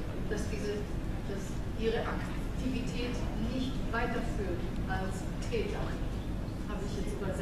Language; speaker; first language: German; non-native, fluent; Greek